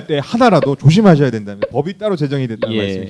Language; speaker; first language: Korean; native; Korean